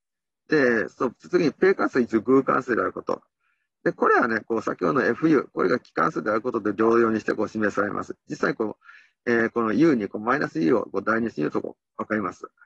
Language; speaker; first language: Japanese; native; Japanese